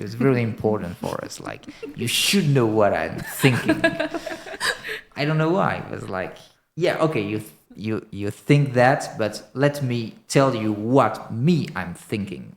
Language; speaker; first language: English; non-native, fluent; French